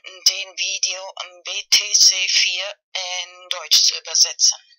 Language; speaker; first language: German; non-native, fluent; Spanish